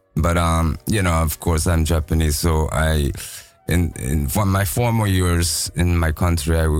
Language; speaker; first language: English; non-native, fluent; Japanese